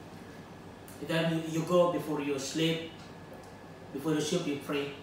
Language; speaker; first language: English; non-native, learner; Filipino